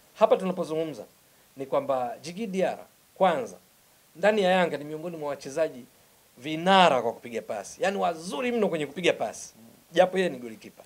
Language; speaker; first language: Swahili; native; Swahili